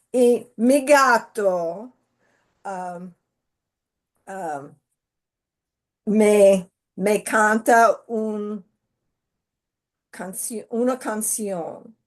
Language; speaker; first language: Spanish; non-native, learner; English